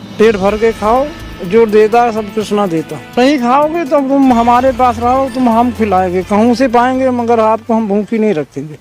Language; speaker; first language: Hindi; native; Hindi